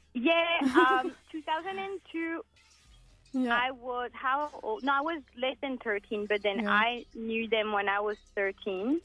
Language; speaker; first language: English; early bilingual, heritage; French